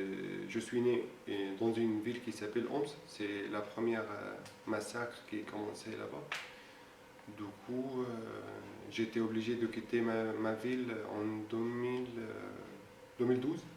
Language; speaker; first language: French; non-native, fluent; Arabic